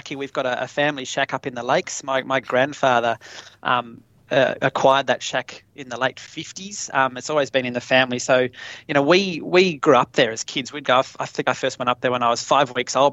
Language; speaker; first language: English; native; English